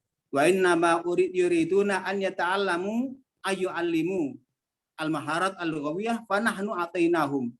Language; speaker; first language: Arabic; non-native, fluent; Indonesian